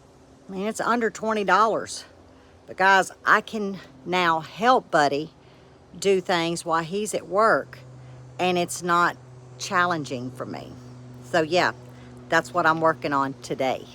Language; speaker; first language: English; native; English